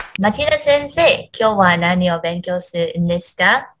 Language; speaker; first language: Japanese; non-native, learner; Vietnamese